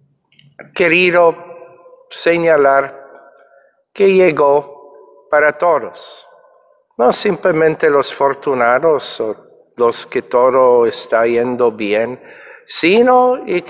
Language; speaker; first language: Spanish; non-native, fluent; English